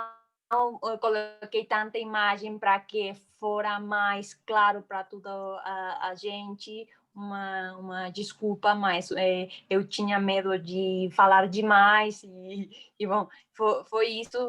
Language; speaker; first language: Portuguese; non-native, fluent; Spanish